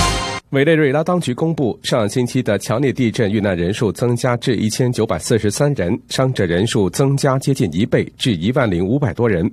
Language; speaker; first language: Chinese; native; Chinese